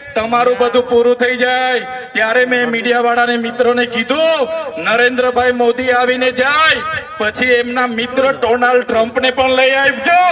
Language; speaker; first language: Gujarati; non-native, local second language; Vasavi